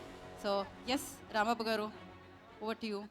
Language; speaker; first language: Telugu; native; Telugu